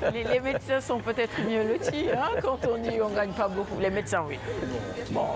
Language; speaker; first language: French; non-native, local second language; Wolof